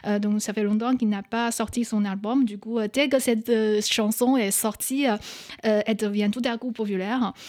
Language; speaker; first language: French; non-native, fluent; Chinese